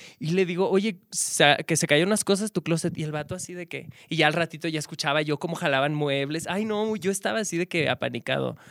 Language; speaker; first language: Spanish; native; Spanish